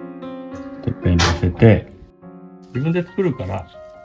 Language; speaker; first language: Japanese; native; Japanese